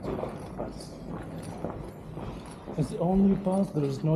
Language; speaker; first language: English; non-native, learner; Arabic